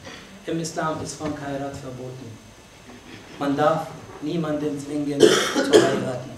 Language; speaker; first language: German; non-native, fluent; Arabic